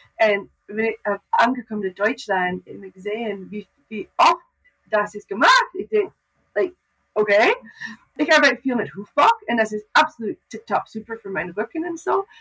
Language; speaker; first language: German; non-native, learner; English